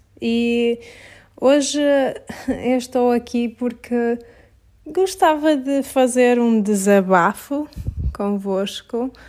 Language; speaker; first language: Portuguese; native; Portuguese